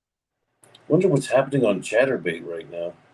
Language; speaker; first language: English; native; English